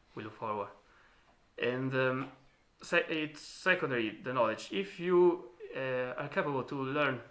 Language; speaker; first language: English; non-native, learner; Italian